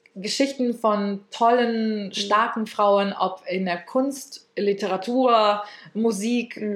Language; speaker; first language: German; early bilingual, other home language; Ukrainian